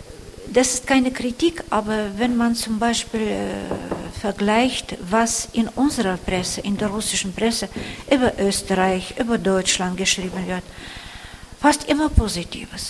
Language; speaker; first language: German; non-native, fluent; Russian